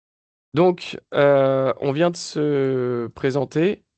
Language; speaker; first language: French; native; French